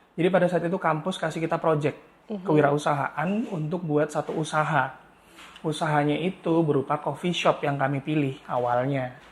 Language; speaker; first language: Indonesian; native; Indonesian